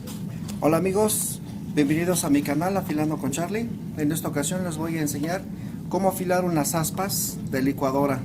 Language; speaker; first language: Spanish; native; Spanish